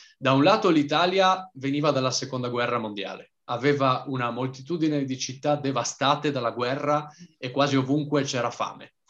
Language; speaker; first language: Italian; native; Italian